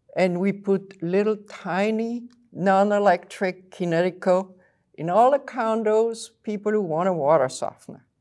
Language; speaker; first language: English; non-native, fluent; French